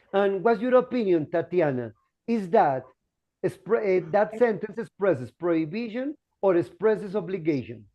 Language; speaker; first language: English; non-native, fluent; Spanish